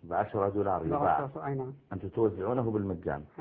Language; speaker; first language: Arabic; native; Arabic